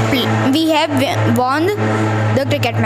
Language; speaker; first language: English; non-native, learner; Hindi